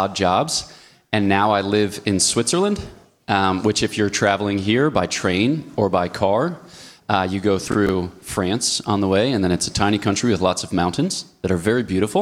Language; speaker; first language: English; native; English